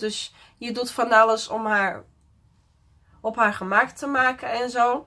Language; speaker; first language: Dutch; non-native, fluent; Portuguese